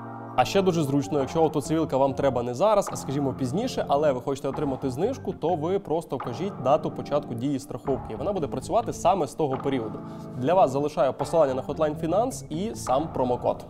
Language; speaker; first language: Ukrainian; native; Ukrainian